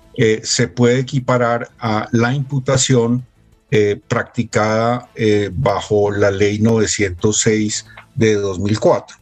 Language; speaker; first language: Spanish; native; Spanish